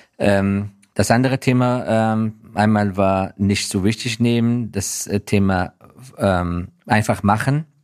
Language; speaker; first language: German; non-native, fluent; Persian